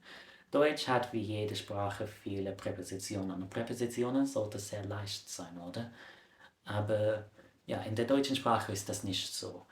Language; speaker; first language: German; non-native, fluent; English